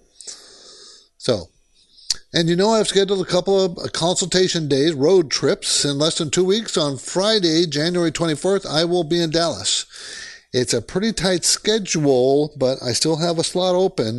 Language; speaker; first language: English; native; English